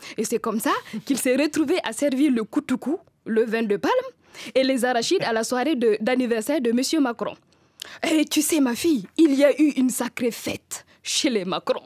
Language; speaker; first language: French; non-native, local second language; Mossi